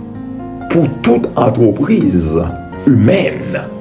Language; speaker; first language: French; non-native, local second language; Haitian Creole